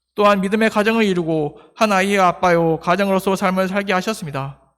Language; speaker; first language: Korean; native; Korean